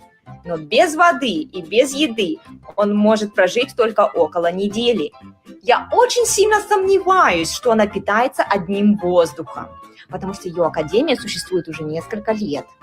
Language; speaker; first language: Russian; native; Russian